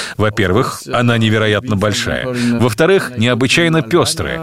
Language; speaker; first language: Russian; non-native, learner; French